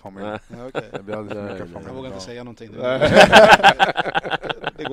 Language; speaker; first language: Swedish; native; Swedish